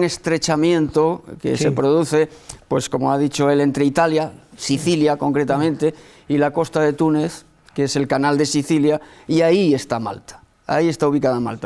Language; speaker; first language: Spanish; native; Spanish